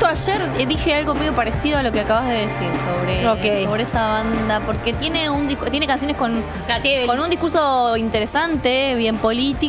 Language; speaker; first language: Spanish; native; Spanish